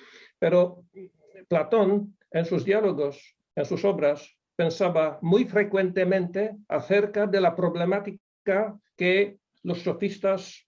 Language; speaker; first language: Spanish; non-native, fluent; Polish